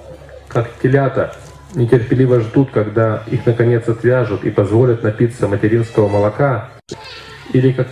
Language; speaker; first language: Russian; native; Russian